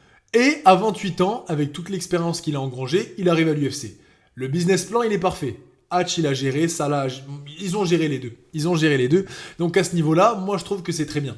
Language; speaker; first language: French; native; French